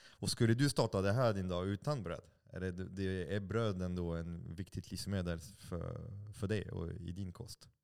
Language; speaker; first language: Swedish; non-native, fluent; French